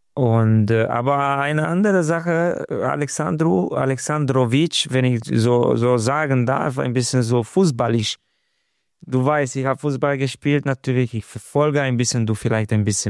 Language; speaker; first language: German; non-native, learner; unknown